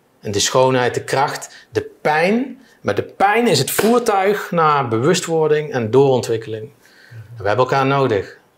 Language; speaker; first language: Dutch; native; Dutch